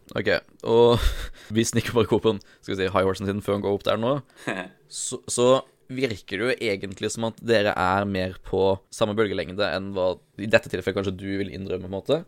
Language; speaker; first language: Norwegian; native; Norwegian